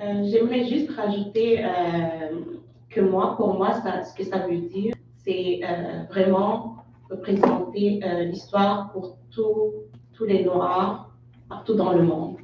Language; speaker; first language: French; non-native, local second language; Kinyarwanda